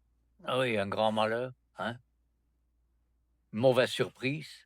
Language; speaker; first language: French; non-native, fluent; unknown